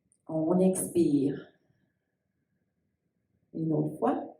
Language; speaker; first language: French; native; French